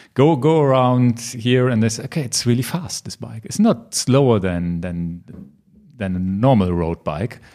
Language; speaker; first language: English; non-native, learner; German